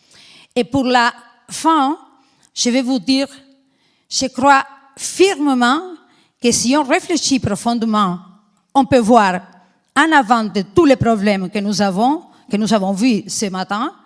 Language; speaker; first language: French; non-native, fluent; Spanish